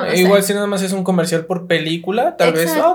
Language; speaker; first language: Spanish; native; Spanish